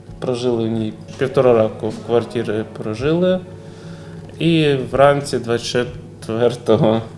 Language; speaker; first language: Ukrainian; non-native, local second language; Russian